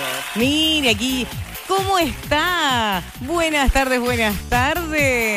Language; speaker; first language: Spanish; native; Spanish